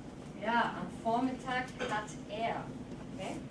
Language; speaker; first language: German; non-native, fluent; English